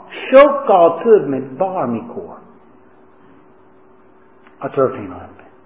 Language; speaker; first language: Hungarian; non-native, learner; English